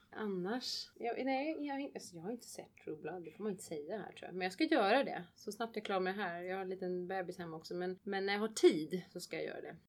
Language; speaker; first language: Swedish; non-native, fluent; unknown